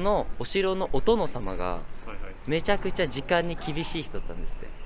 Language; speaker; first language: Japanese; native; Japanese